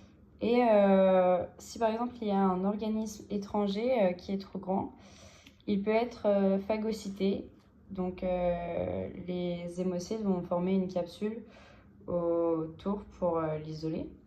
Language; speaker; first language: French; native; French